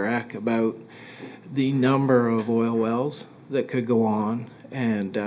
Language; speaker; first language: English; native; English